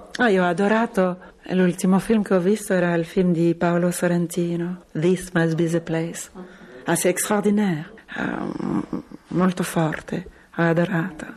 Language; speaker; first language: Italian; non-native, fluent; French